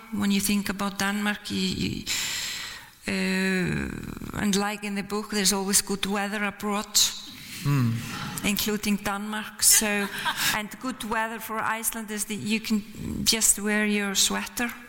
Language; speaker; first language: English; non-native, fluent; Icelandic